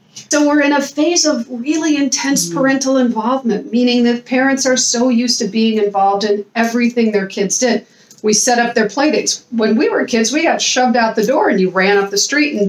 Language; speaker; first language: English; native; English